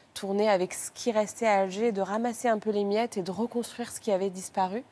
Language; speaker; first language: French; non-native, local second language; Arabic